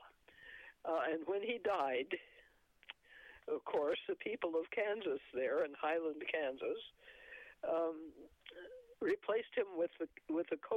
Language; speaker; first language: English; native; English